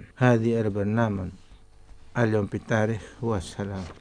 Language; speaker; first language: Arabic; non-native, fluent; Indonesian